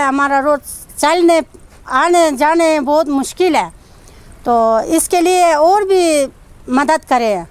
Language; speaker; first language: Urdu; non-native, local second language; Khowar